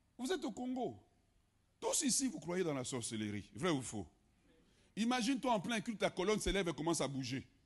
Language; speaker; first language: French; non-native, local second language; Lingala